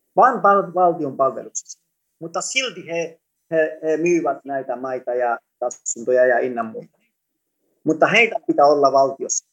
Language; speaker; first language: Finnish; non-native, fluent; Greek